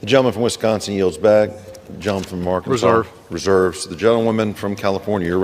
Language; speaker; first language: English; native; English